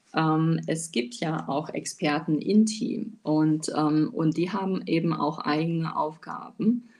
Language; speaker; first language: German; non-native, fluent; Chinese